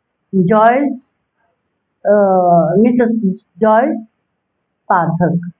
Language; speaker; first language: Hindi; early bilingual, heritage; Hindi